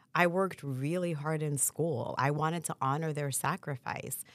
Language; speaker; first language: English; early bilingual, other home language; Haitian Creole